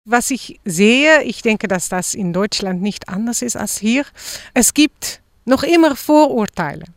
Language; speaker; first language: German; non-native, fluent; Dutch